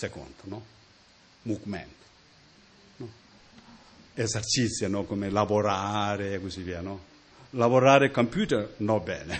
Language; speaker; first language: Italian; non-native, learner; Tibetan